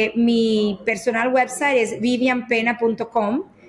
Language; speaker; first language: Spanish; early bilingual, heritage; Spanish